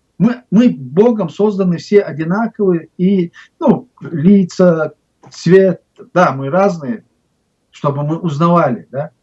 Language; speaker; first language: Russian; non-native, local second language; Chechen